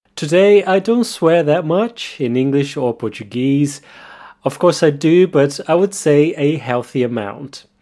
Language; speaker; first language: English; non-native, fluent; Portuguese